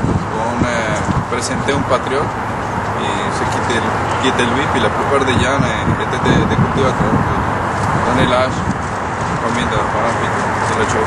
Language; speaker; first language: French; non-native, learner; Spanish